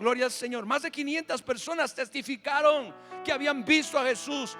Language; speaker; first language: Spanish; native; Spanish